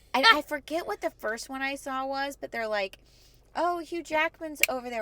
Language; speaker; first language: English; native; English